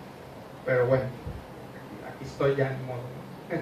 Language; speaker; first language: Spanish; native; Spanish